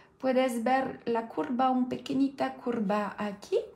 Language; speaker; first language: Spanish; non-native, learner; French